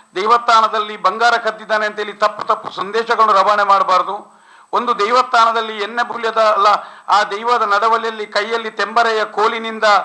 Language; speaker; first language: Kannada; non-native, local second language; Tulu